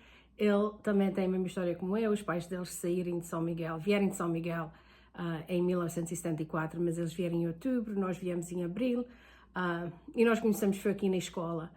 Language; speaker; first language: Portuguese; early bilingual, heritage; Portuguese